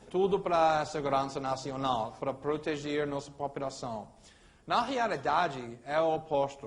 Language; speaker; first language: Portuguese; non-native, fluent; English